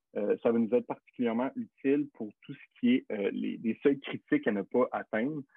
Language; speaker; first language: French; native; French